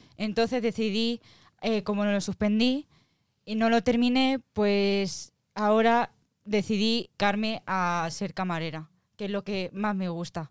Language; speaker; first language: Spanish; native; Spanish